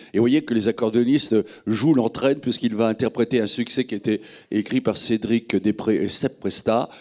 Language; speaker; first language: French; native; French